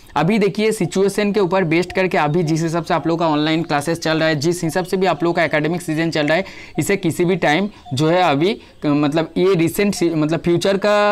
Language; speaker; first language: Hindi; non-native, local second language; Bangla